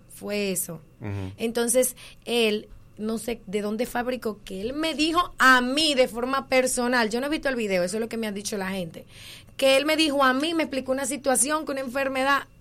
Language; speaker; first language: Spanish; native; Spanish